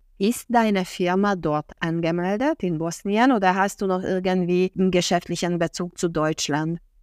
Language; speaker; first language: German; non-native, fluent; Hungarian